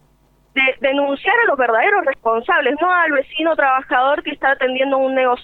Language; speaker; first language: Spanish; native; Spanish